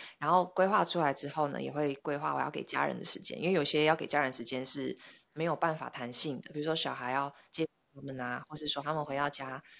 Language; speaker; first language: Chinese; native; Chinese